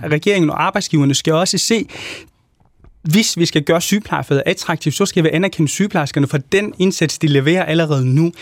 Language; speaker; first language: Danish; non-native, fluent; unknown